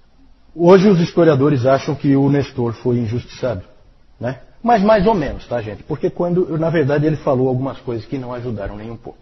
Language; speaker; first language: Portuguese; native; Portuguese